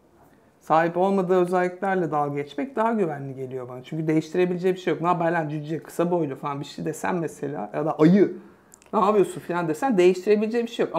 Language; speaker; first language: Turkish; native; Turkish